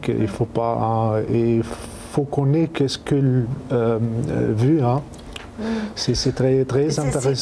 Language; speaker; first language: French; non-native, learner; Arabic